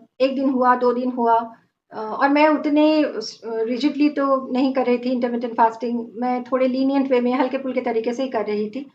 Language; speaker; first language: Hindi; non-native, local second language; Bangla